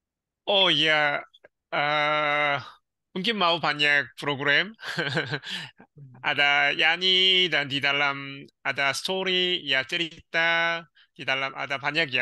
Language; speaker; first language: Indonesian; non-native, learner; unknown